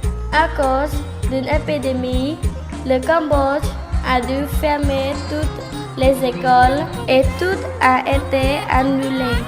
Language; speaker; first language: French; non-native, learner; Khmer